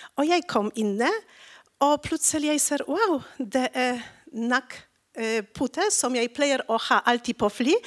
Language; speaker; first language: Norwegian; non-native, learner; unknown